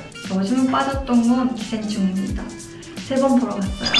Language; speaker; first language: Korean; non-native, fluent; Japanese